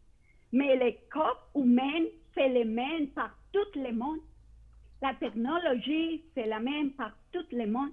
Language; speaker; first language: French; non-native, fluent; Spanish